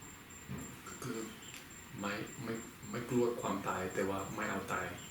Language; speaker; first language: Thai; non-native, learner; English